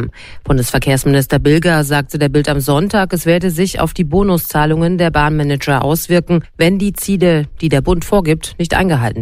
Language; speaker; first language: German; native; German